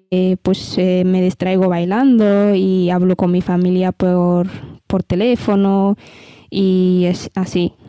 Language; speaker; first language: Spanish; early bilingual, other home language; Amharic